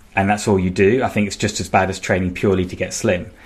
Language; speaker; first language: English; native; English